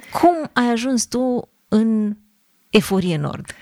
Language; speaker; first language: Romanian; native; Romanian